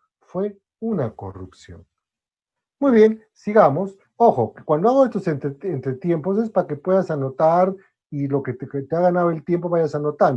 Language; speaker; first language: Spanish; native; Spanish